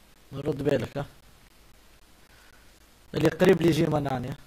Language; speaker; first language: Arabic; native; Arabic